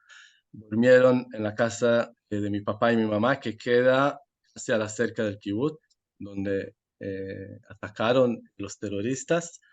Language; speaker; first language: Spanish; non-native, fluent; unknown